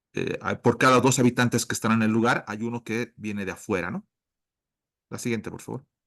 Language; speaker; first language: Spanish; native; Spanish